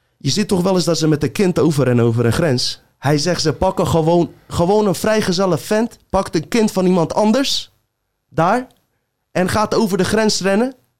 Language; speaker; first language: Dutch; early bilingual, other home language; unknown